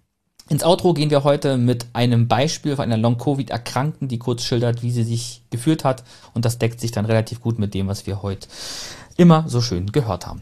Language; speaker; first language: German; native; German